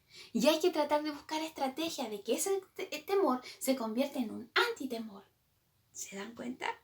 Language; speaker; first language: Spanish; native; Spanish